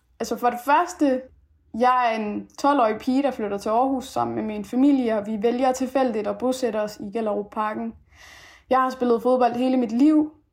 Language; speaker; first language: Danish; early bilingual, other home language; Persian